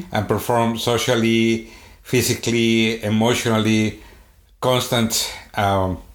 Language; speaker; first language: English; non-native, fluent; Swedish